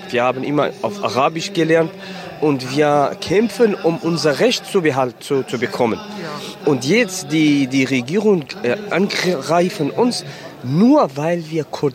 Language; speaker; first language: German; non-native, learner; Kurdish